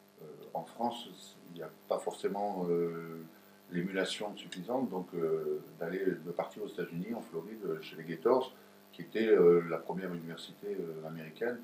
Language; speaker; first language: French; native; French